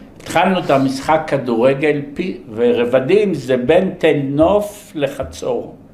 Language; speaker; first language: Hebrew; early bilingual, other home language; Polish